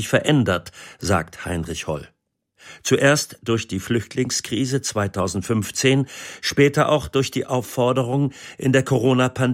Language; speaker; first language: German; native; German